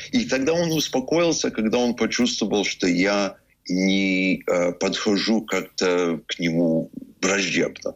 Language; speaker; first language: Russian; early bilingual, heritage; Russian